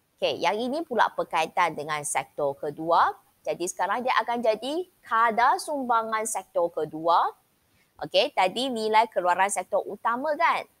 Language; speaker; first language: Malay; non-native, local second language; Chinese